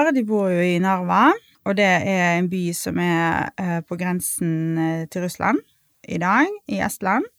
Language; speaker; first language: Norwegian; non-native, fluent; Russian